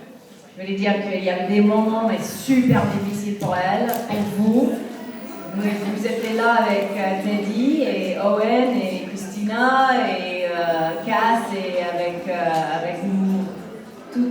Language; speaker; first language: French; non-native, learner; English